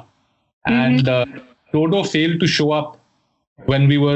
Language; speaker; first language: English; non-native, local second language; Hindi